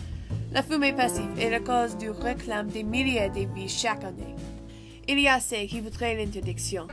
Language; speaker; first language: French; non-native, learner; English